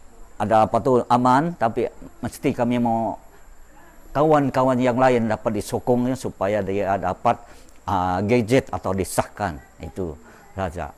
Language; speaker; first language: Indonesian; non-native, local second language; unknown